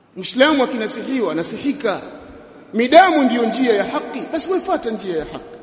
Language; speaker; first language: Swahili; native; Swahili